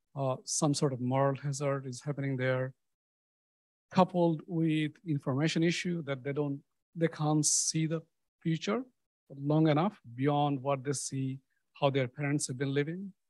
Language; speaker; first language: English; native; English